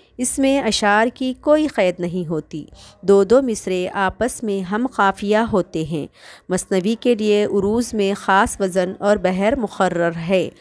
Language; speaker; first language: Urdu; native; Urdu